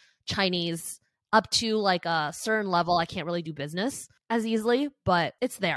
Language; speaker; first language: English; early bilingual, other home language; Chinese